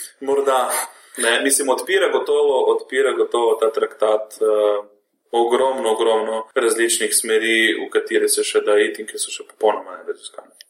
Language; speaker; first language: Slovenian; native; Slovenian